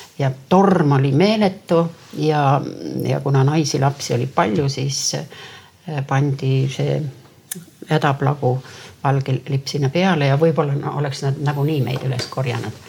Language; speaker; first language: Estonian; native; Estonian